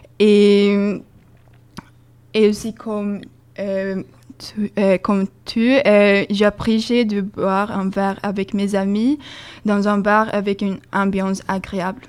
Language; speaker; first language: French; non-native, learner; Swedish